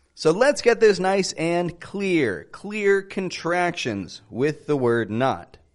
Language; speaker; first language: English; native; English